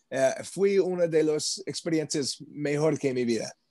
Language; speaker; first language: Spanish; non-native, learner; English